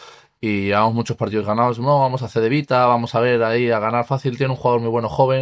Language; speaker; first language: Spanish; native; Spanish